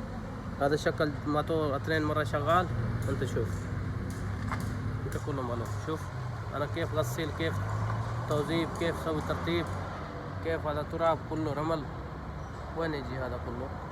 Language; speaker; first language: Arabic; non-native, learner; Urdu